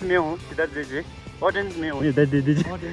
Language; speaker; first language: Hindi; non-native, local second language; Nepali